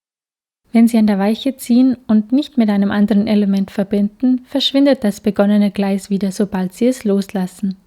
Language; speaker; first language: German; native; German